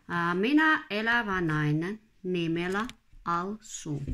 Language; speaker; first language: Finnish; non-native, fluent; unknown